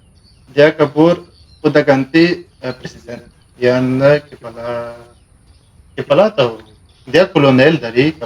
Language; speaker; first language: Indonesian; non-native, learner; Malagasy